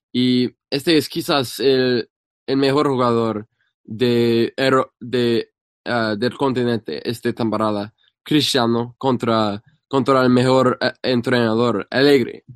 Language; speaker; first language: Spanish; non-native, fluent; English